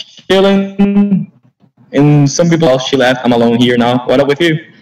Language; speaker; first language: English; non-native, learner; Spanish